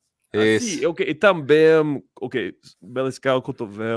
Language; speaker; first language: Portuguese; non-native, learner; English